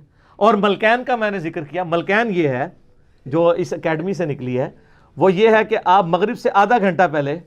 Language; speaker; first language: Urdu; non-native, local second language; Punjabi